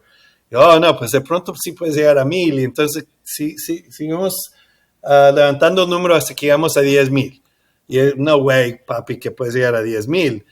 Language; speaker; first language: Spanish; early bilingual, heritage; English